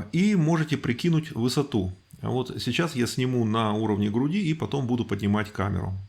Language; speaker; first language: Russian; native; Russian